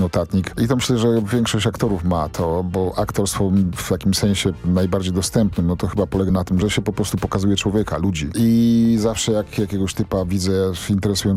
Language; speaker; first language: Polish; native; Polish